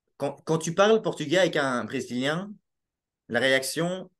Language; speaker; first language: French; native; French